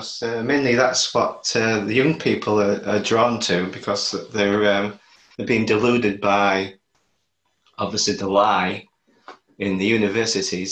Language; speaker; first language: English; native; English